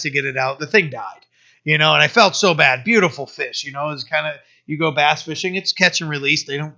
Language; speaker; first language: English; native; English